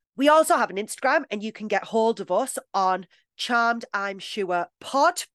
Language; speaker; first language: English; native; English